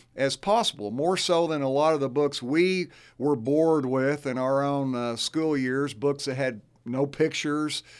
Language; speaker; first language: English; native; English